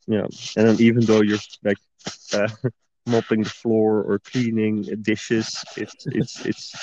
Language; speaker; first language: English; non-native, fluent; Dutch